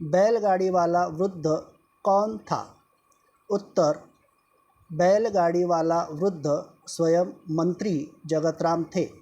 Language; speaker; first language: Hindi; non-native, local second language; Marathi